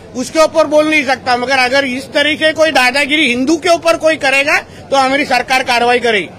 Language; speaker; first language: Hindi; non-native, local second language; Marathi